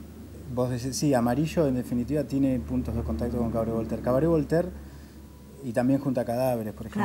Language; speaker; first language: Spanish; native; Spanish